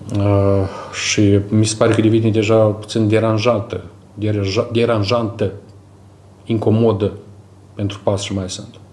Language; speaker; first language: Romanian; native; Romanian